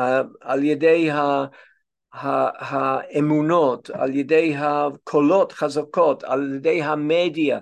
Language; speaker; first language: Hebrew; non-native, fluent; English